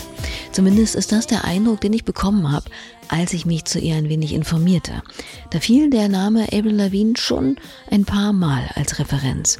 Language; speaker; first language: German; native; German